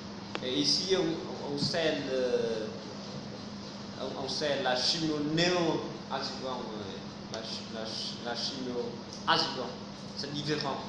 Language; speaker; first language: French; non-native, fluent; Vietnamese